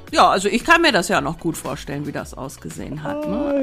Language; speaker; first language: German; native; German